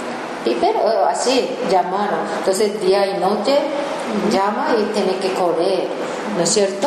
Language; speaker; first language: Spanish; non-native, learner; Japanese